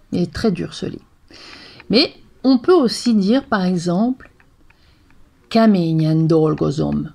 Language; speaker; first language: French; non-native, fluent; Hungarian